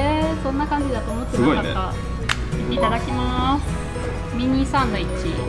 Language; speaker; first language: Japanese; non-native, fluent; German